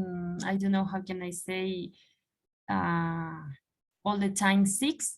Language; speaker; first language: English; non-native, learner; Spanish